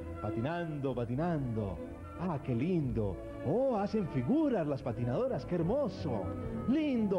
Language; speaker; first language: Spanish; native; Spanish